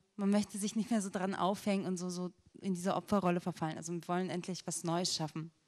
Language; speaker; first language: German; native; German